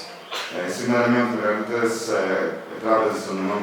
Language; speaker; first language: Greek; native; Greek